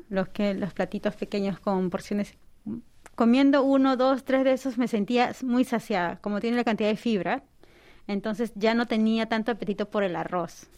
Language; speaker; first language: Spanish; native; Spanish